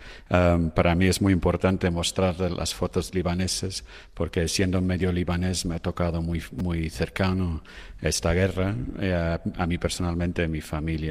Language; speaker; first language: Spanish; non-native, fluent; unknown